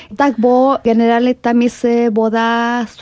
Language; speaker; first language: Polish; non-native, fluent; Spanish